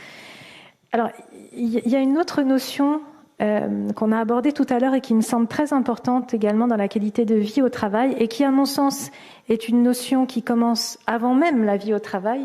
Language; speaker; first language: French; native; French